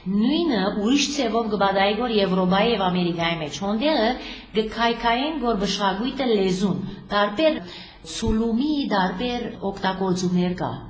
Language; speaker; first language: Armenian; early bilingual, heritage; Armenian